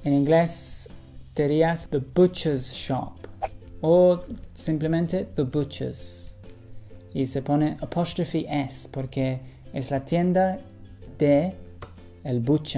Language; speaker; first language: Spanish; non-native, fluent; English